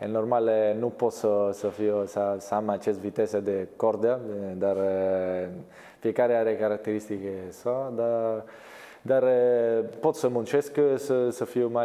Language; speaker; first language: Romanian; non-native, learner; Italian